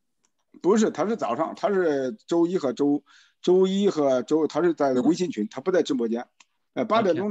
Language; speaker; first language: Chinese; native; Chinese